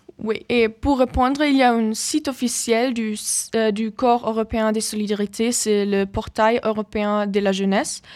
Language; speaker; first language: French; non-native, learner; German